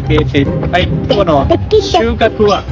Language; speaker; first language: Japanese; native; Japanese